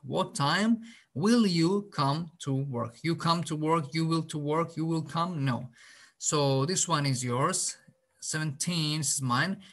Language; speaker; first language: English; non-native, fluent; Azerbaijani